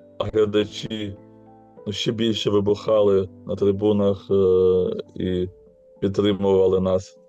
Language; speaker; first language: Ukrainian; non-native, local second language; Russian